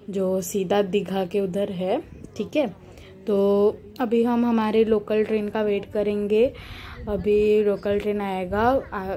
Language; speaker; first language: Hindi; non-native, local second language; Bangla